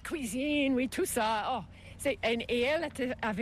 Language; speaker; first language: French; non-native, fluent; English